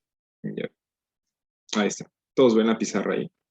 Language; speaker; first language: Spanish; native; Spanish